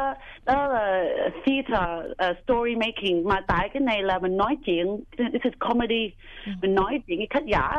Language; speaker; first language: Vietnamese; early bilingual, heritage; Vietnamese